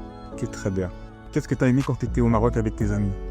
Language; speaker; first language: French; native; French